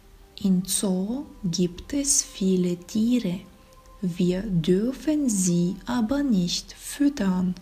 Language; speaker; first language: German; non-native, fluent; Bulgarian